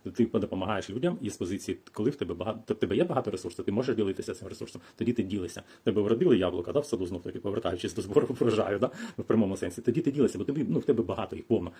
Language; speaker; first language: Ukrainian; non-native, local second language; Russian